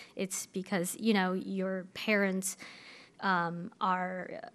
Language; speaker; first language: English; native; English